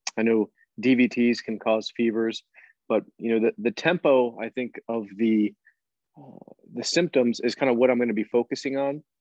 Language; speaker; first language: English; native; English